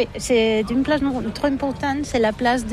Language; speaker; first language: French; non-native, learner; Catalan